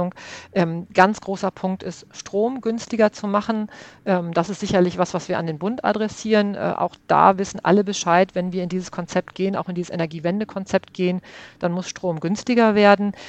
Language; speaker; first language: German; native; German